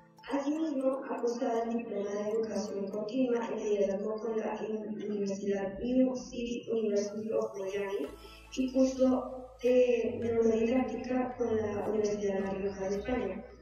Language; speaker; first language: Spanish; native; Spanish